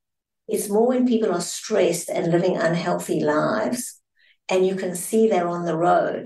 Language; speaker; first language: English; native; English